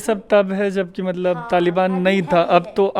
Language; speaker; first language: Hindi; native; Hindi